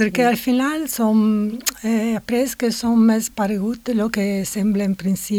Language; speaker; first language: Catalan; non-native, fluent; Italian